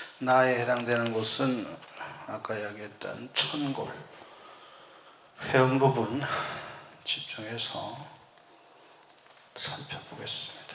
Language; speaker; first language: Korean; native; Korean